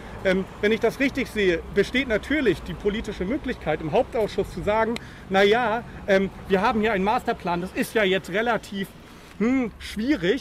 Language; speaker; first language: German; native; German